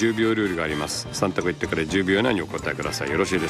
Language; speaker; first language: Japanese; native; Japanese